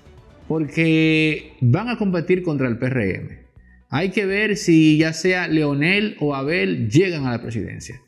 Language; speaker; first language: Spanish; native; Spanish